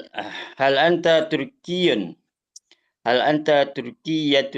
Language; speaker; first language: Arabic; non-native, learner; Malay